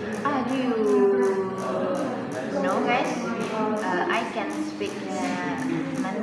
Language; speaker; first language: English; non-native, learner; Indonesian